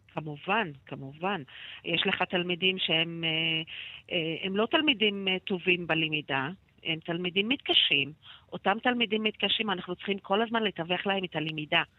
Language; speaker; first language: Hebrew; non-native, local second language; Arabic